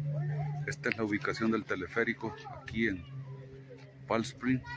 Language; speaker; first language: Spanish; native; Spanish